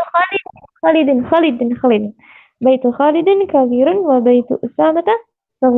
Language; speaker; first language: Arabic; non-native, learner; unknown